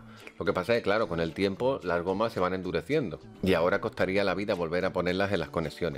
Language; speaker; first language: Spanish; native; Spanish